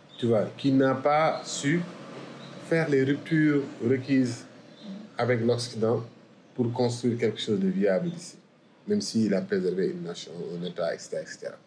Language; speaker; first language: French; non-native, local second language; Wolof